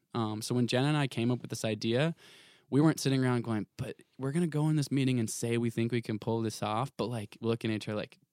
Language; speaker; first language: English; native; English